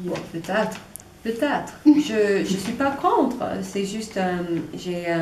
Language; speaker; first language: French; non-native, fluent; English